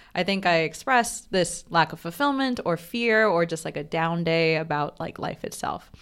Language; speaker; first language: English; non-native, local second language; Bangla